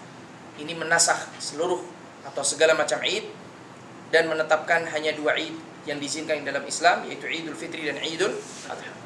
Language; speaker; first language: Indonesian; native; Indonesian